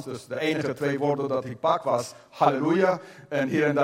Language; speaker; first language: Dutch; non-native, fluent; English